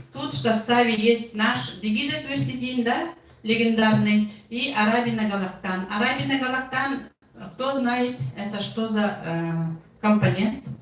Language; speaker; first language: Russian; non-native, local second language; Yakut